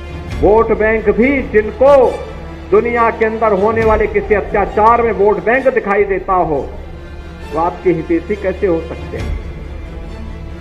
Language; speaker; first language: Hindi; native; Hindi